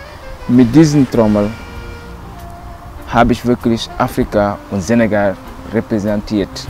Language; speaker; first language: German; non-native, local second language; Wolof